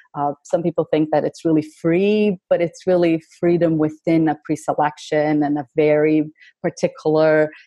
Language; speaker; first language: English; non-native, fluent; Portuguese